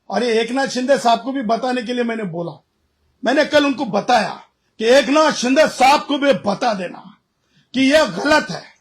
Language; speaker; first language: Hindi; non-native, local second language; Marathi